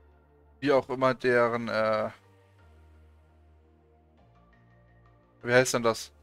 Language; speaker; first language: German; native; German